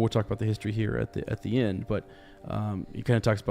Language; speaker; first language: English; native; English